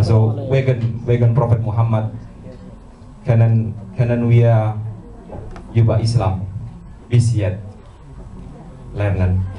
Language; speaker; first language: German; non-native, learner; Indonesian